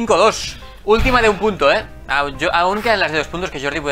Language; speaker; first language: Spanish; native; Spanish